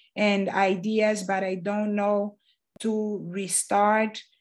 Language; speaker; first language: English; non-native, fluent; Portuguese